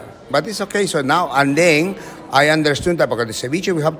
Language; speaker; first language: English; non-native, learner; Spanish